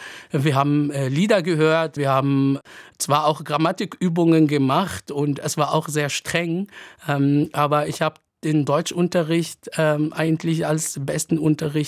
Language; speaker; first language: German; non-native, fluent; Arabic